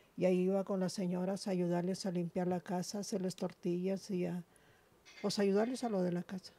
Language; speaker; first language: Spanish; native; Spanish